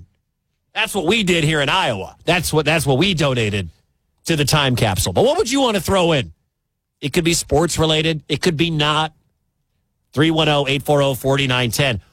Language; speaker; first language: English; native; English